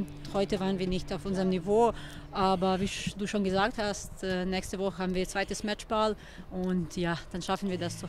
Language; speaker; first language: German; early bilingual, other home language; Serbian